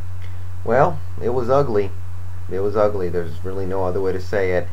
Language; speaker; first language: English; native; English